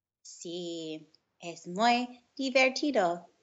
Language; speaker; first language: Spanish; non-native, learner; English